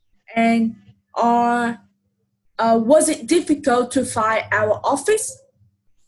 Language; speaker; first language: English; non-native, fluent; Vietnamese